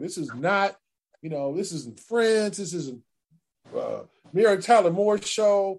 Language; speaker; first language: English; native; English